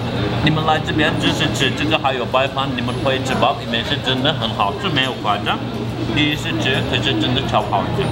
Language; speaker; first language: Chinese; non-native, fluent; Turkish